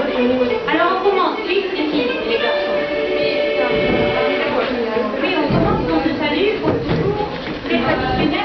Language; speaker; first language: French; non-native, fluent; Russian